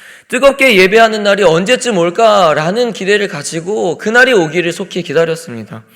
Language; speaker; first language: Korean; native; Korean